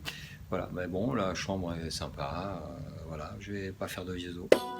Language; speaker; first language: French; native; French